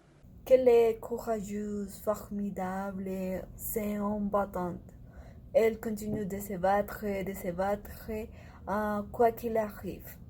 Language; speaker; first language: French; non-native, learner; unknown